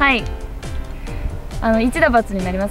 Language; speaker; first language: Japanese; native; Japanese